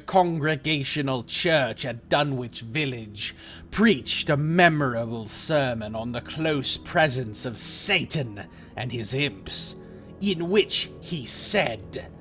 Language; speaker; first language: English; native; English